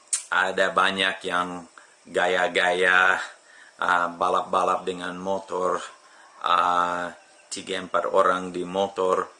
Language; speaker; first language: Indonesian; non-native, fluent; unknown